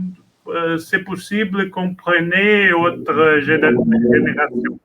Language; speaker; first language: French; non-native, learner; Portuguese